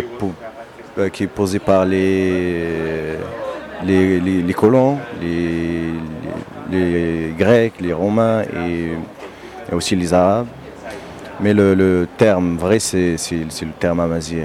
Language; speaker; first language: French; non-native, local second language; Berber languages